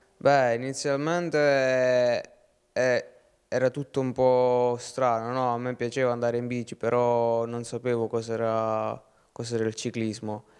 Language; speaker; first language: Italian; native; Italian